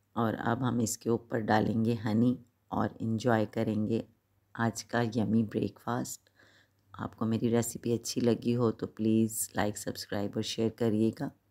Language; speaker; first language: Hindi; native; Hindi